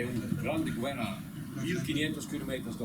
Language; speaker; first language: Spanish; non-native, learner; Dutch